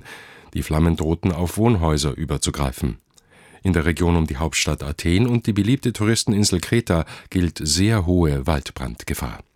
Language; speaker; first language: German; native; German